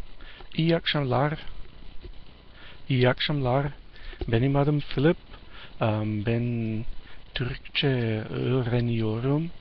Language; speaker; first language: Turkish; non-native, learner; English